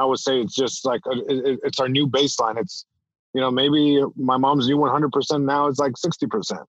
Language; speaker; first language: English; early bilingual, other home language; Spanish